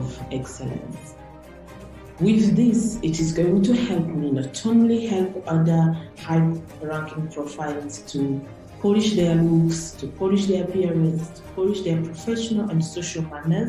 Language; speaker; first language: English; non-native, local second language; Kinyarwanda